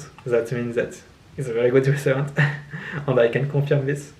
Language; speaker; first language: English; non-native, learner; French